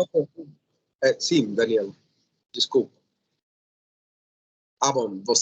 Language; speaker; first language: Portuguese; non-native, fluent; Spanish